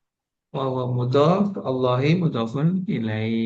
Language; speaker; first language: Arabic; non-native, learner; Indonesian